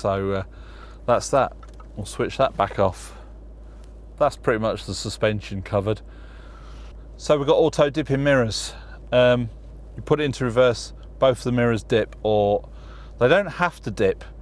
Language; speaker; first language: English; native; English